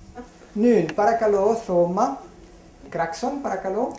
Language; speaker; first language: Greek; non-native, fluent; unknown